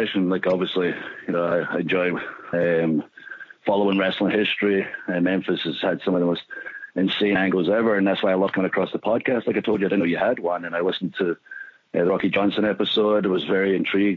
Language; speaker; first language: English; native; English